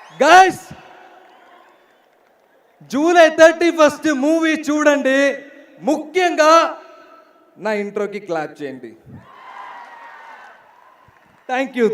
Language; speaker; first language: Telugu; non-native, learner; Malayalam